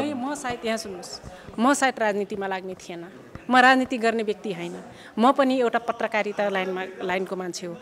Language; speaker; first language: Nepali; non-native, local second language; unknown